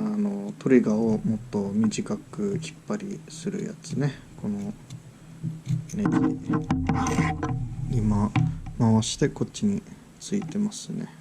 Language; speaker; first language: Japanese; early bilingual, heritage; English